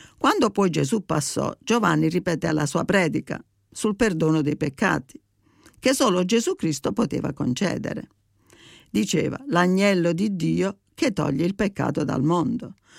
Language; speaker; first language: Italian; early bilingual, heritage; Italian